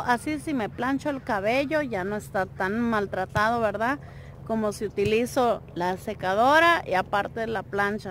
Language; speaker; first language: Spanish; native; Spanish